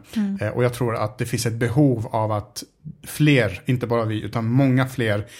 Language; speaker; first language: Swedish; early bilingual, other home language; Arabic